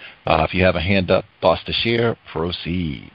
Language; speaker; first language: English; native; English